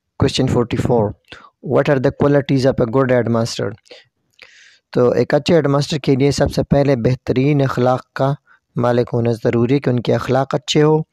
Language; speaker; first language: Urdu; non-native, local second language; Pashto